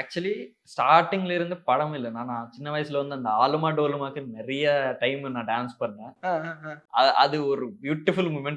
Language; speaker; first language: Tamil; non-native, learner; Telugu